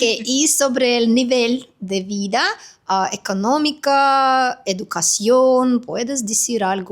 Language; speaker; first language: Spanish; non-native, fluent; Russian